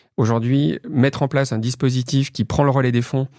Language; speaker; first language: French; native; French